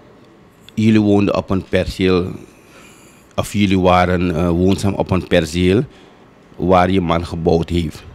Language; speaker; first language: Dutch; native; Dutch